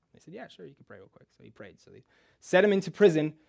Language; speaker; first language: English; early bilingual, other home language; Russian